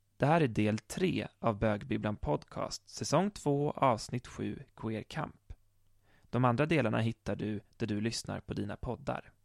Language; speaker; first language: Swedish; native; Swedish